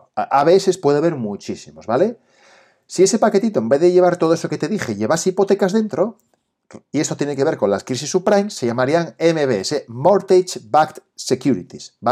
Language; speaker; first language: Spanish; native; Spanish